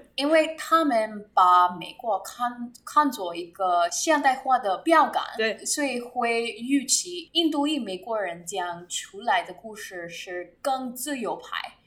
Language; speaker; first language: Chinese; non-native, fluent; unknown